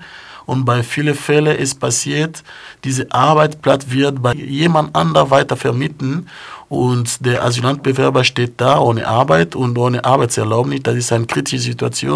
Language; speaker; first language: German; non-native, fluent; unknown